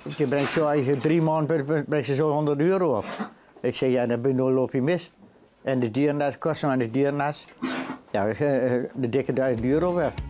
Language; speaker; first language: Dutch; native; Dutch